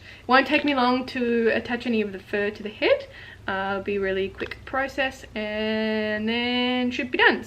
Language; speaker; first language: English; native; English